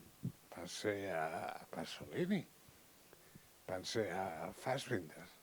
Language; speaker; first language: French; non-native, learner; Catalan